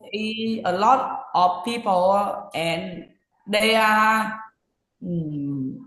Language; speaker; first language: English; non-native, learner; Vietnamese